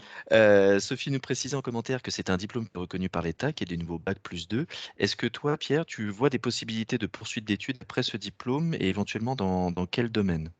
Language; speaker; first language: French; native; French